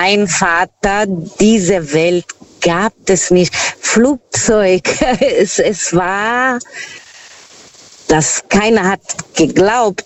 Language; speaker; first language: German; non-native, fluent; Portuguese